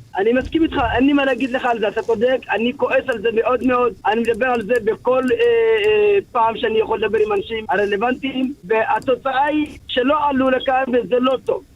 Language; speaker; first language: Hebrew; early bilingual, other home language; Amharic